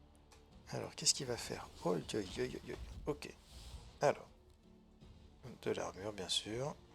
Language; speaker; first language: French; native; French